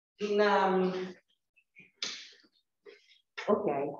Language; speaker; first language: English; non-native, learner; Italian